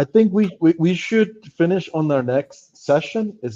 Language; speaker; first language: English; non-native, fluent; Spanish